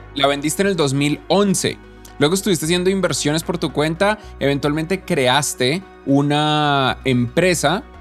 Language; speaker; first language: Spanish; native; Spanish